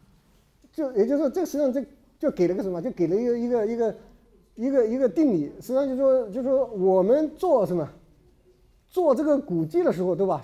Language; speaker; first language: Chinese; native; Chinese